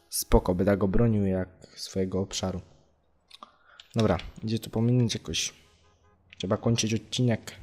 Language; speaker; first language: Polish; native; Polish